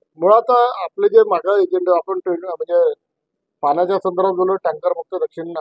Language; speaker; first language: Marathi; native; Marathi